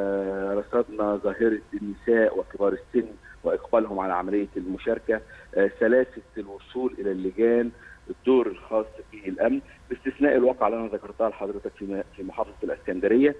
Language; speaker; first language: Arabic; native; Arabic